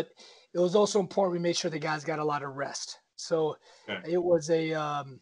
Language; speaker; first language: English; native; English